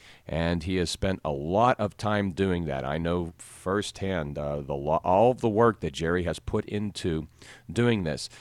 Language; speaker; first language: English; native; English